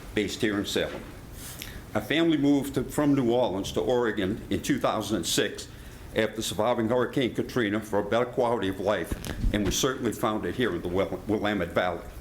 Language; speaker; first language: English; native; English